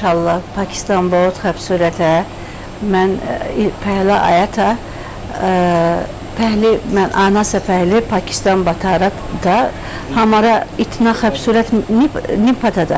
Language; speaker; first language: Hindi; non-native, learner; Turkish